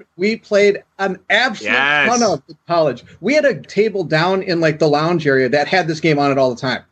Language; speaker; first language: English; native; English